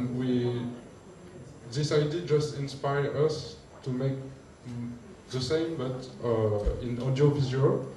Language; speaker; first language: English; non-native, learner; French